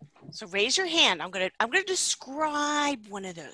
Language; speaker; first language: English; native; English